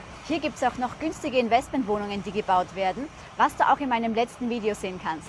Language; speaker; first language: German; native; German